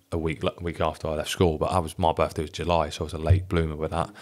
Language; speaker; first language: English; native; English